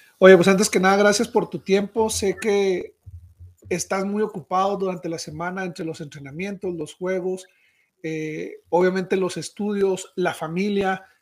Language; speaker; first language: Spanish; native; Spanish